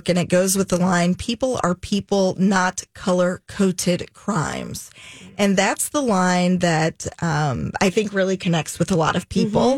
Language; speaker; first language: English; native; English